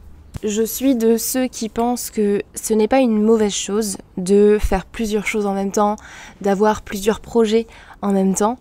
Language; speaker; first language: French; native; French